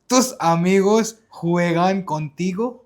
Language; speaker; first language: Spanish; non-native, learner; Hindi